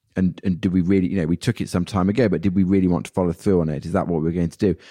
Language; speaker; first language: English; native; English